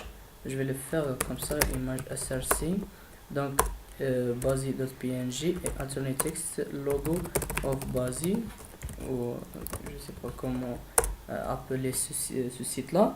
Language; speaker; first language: French; non-native, fluent; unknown